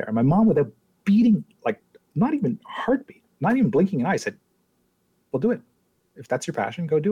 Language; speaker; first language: English; native; English